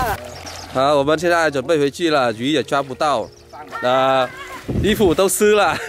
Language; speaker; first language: Chinese; non-native, learner; Vietnamese